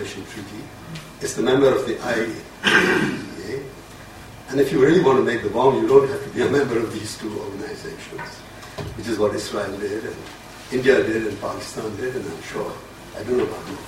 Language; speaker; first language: English; non-native, local second language; Urdu